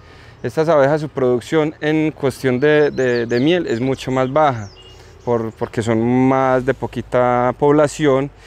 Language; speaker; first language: Spanish; native; Spanish